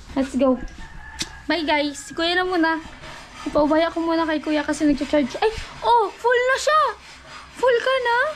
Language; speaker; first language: Filipino; non-native, local second language; Bikol